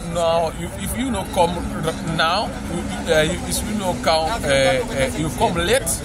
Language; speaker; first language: English; non-native, learner; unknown